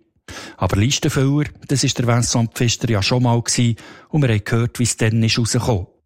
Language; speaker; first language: German; native; German